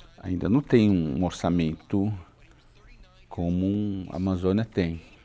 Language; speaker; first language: Portuguese; non-native, local second language; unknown